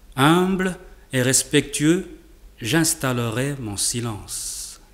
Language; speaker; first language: French; native; French